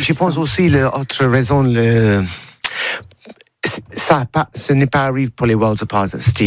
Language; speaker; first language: French; non-native, learner; English